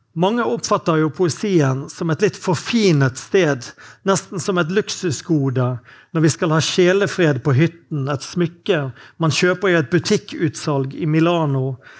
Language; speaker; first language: Norwegian; native; Norwegian